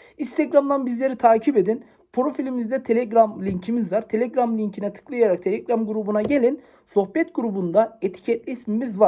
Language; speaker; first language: Turkish; native; Turkish